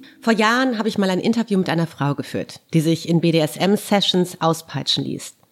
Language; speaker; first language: German; native; German